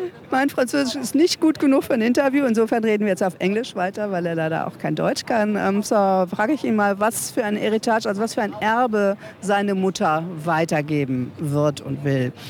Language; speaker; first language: German; native; German